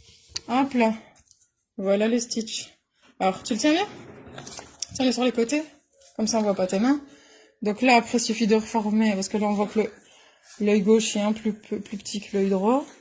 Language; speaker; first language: French; native; French